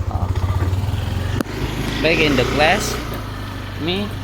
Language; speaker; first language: English; non-native, learner; Indonesian